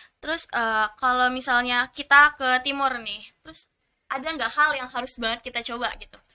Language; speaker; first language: Indonesian; native; Indonesian